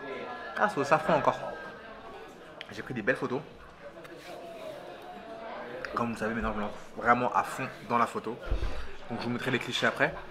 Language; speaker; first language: French; native; French